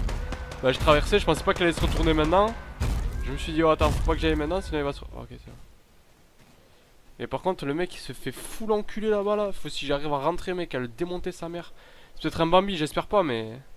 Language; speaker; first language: French; native; French